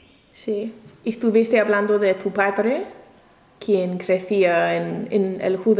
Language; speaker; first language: Spanish; non-native, learner; English